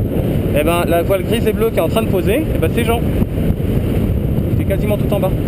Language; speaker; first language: French; native; French